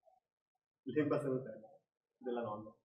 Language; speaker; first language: Italian; native; Italian